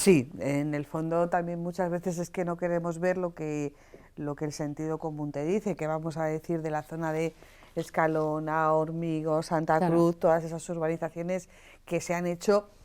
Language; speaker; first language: Spanish; native; Spanish